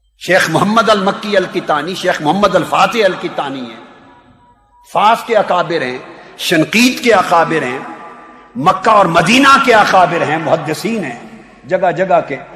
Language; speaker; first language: Urdu; non-native, local second language; Punjabi